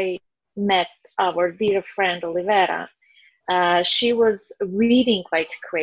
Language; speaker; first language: English; non-native, fluent; Croatian